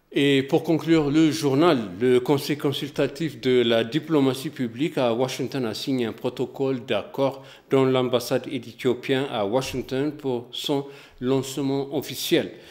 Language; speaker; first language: French; non-native, fluent; Amharic